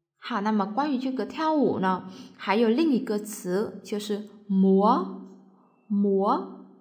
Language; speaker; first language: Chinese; non-native, fluent; Vietnamese